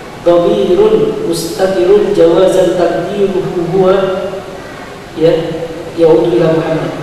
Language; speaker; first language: Arabic; non-native, fluent; Indonesian